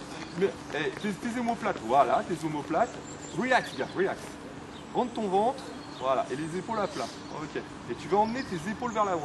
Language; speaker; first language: French; native; French